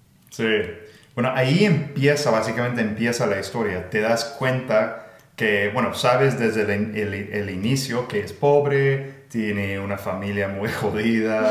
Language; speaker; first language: Spanish; non-native, fluent; English